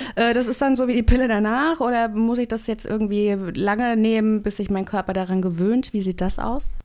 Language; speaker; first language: German; native; German